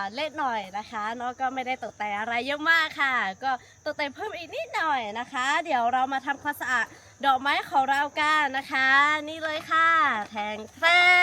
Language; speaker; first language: Thai; non-native, local second language; Lahu